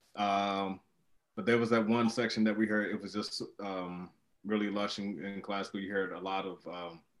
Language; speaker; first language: English; native; English